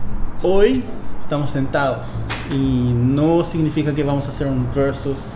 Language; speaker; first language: Spanish; non-native, fluent; English